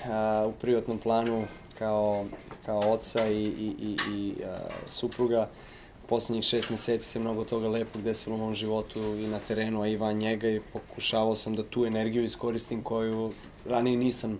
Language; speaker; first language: Serbian; native; Serbian